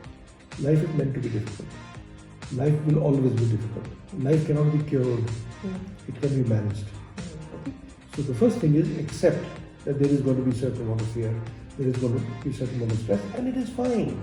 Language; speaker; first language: English; non-native, local second language; Hindi